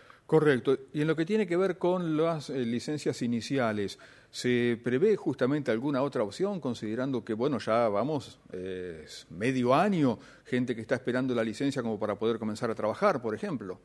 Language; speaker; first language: Spanish; native; Spanish